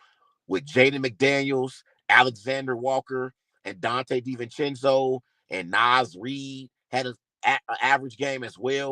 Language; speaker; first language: English; native; English